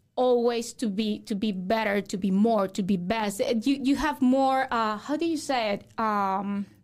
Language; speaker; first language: English; non-native, fluent; Spanish